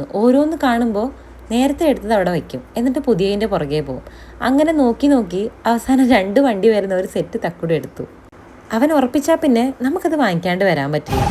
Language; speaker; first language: Malayalam; native; Malayalam